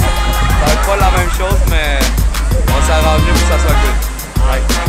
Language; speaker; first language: French; native; French